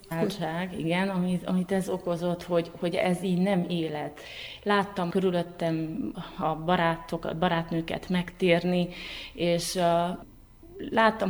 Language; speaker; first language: Hungarian; native; Hungarian